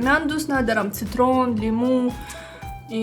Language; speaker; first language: Persian; non-native, learner; Russian